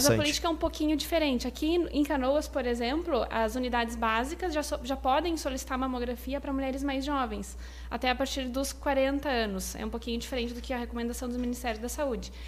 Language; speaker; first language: Portuguese; native; Portuguese